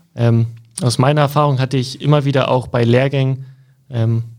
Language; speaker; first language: German; native; German